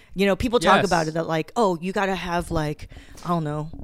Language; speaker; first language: English; native; English